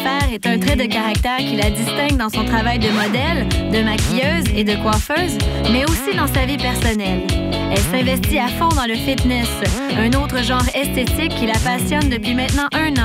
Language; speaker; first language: French; native; French